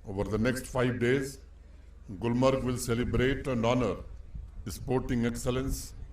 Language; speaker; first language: English; non-native, local second language; Hindi